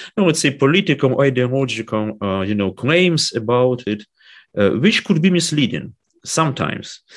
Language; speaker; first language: English; non-native, fluent; Ukrainian